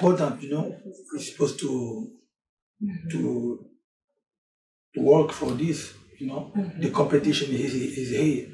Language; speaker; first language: English; non-native, learner; French